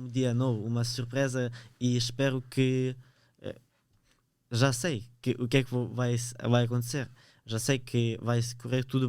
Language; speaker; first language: Portuguese; early bilingual, other home language; Ukrainian